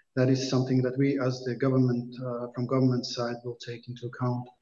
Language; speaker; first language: English; non-native, fluent; Latvian